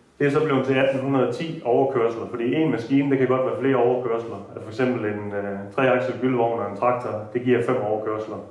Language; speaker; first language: Danish; native; Danish